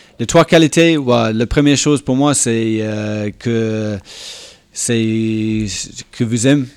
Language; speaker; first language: French; non-native, fluent; English